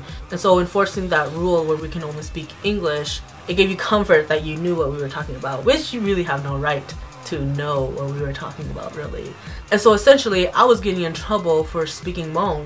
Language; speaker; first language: English; early bilingual, other home language; Hmong